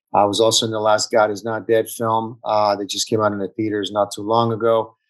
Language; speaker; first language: English; early bilingual, other home language; Italian